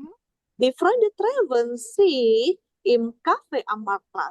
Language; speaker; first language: German; non-native, learner; Indonesian